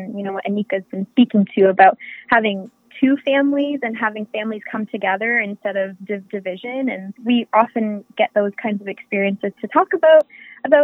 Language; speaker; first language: English; native; English